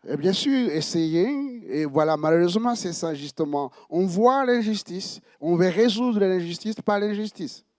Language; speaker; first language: French; non-native, local second language; Kinyarwanda